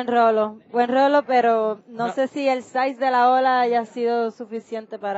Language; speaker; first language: Spanish; native; Spanish